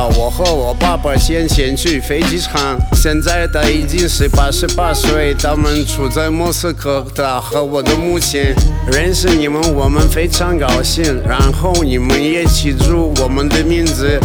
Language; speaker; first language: Chinese; non-native, learner; Russian